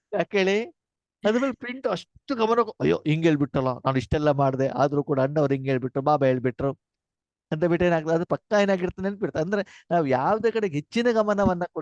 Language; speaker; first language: Kannada; native; Kannada